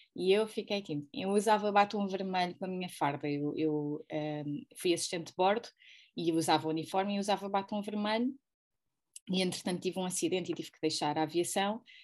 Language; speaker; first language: Portuguese; native; Portuguese